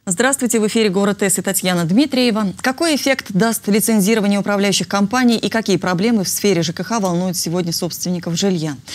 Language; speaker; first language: Russian; native; Russian